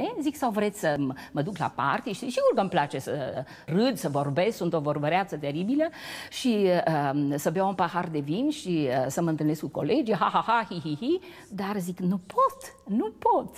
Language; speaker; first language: Romanian; native; Romanian